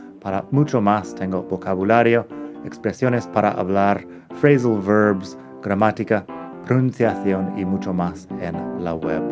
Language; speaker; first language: Spanish; non-native, fluent; English